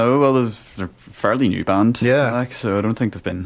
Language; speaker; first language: English; native; English